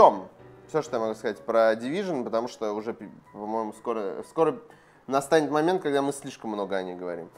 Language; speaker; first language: Russian; native; Russian